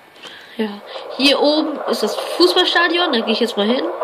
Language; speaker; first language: German; native; German